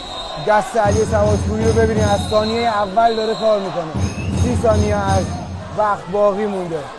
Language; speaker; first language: Persian; native; Persian